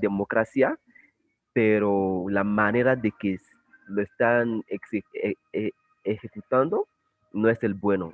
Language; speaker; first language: Spanish; non-native, fluent; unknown